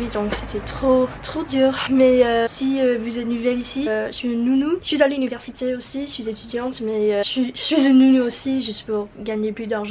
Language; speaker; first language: French; non-native, learner; English